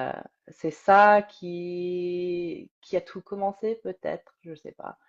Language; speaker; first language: French; native; French